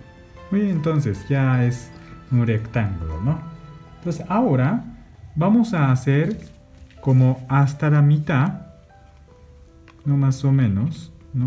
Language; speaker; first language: Spanish; non-native, learner; Japanese